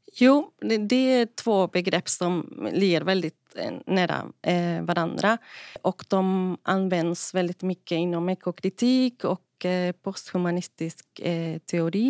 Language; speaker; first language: Swedish; non-native, fluent; Spanish